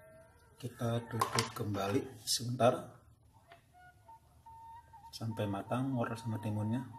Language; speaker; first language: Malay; non-native, local second language; Sundanese